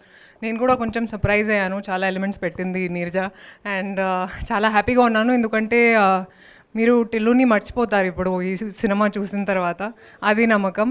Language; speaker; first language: Telugu; non-native, local second language; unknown